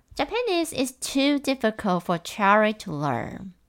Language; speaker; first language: English; non-native, fluent; Chinese